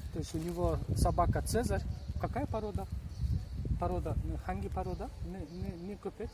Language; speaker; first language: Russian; non-native, local second language; Kyrgyz